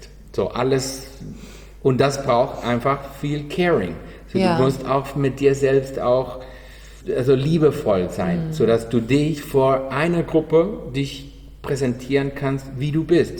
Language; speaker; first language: German; non-native, learner; Spanish